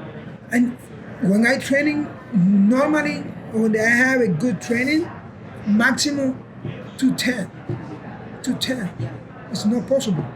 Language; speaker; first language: English; non-native, learner; Spanish